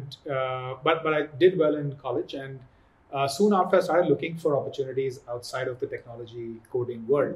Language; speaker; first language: English; non-native, local second language; Hindi